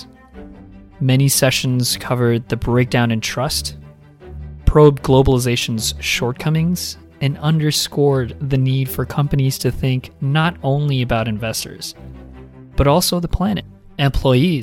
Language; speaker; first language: English; non-native, local second language; Filipino